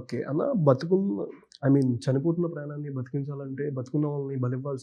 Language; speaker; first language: Telugu; native; Telugu